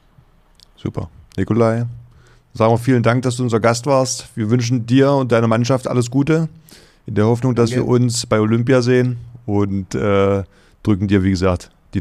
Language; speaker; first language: German; native; German